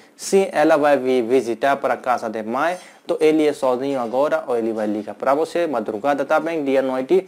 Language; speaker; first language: Portuguese; non-native, learner; Hindi